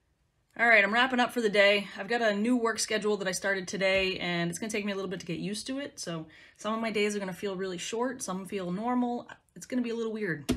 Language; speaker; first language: English; native; English